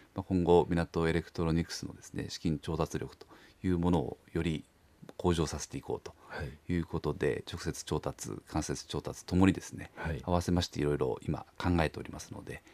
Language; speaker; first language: Japanese; native; Japanese